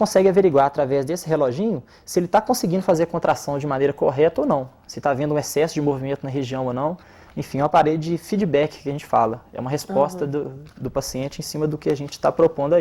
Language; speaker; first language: Portuguese; native; Portuguese